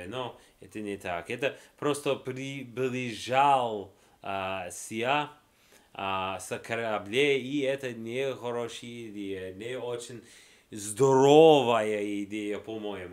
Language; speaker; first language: Russian; non-native, learner; English